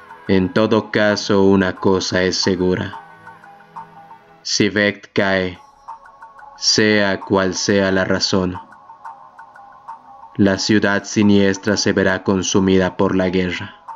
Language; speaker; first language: Spanish; native; Spanish